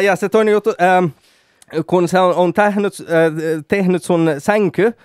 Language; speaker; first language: Finnish; non-native, local second language; Swedish